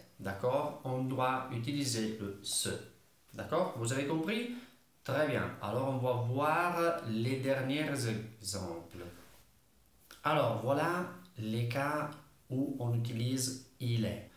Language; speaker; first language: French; non-native, fluent; Italian